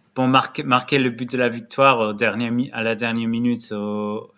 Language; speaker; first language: French; early bilingual, heritage; English